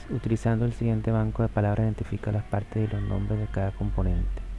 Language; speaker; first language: Spanish; native; Spanish